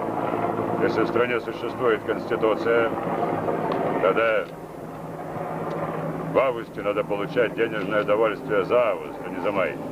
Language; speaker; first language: Russian; native; Russian